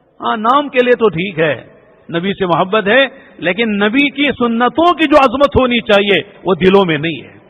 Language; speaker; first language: Urdu; native; Urdu